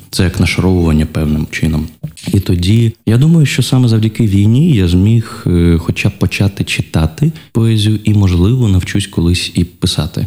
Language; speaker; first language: Ukrainian; non-native, local second language; Russian